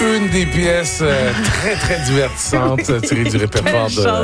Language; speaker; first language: French; native; French